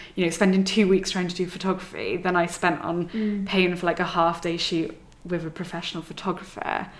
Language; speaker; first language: English; native; English